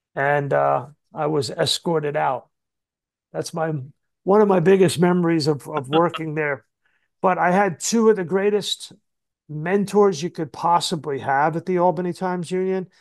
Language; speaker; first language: English; native; English